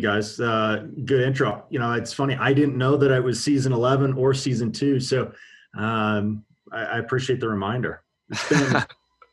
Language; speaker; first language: English; native; English